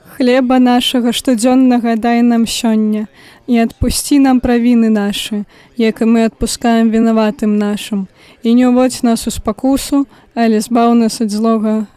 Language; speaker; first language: Belarusian; native; Belarusian